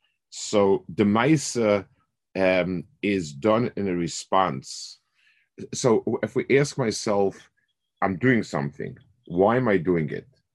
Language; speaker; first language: English; native; English